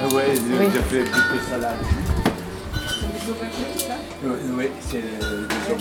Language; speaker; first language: French; non-native, learner; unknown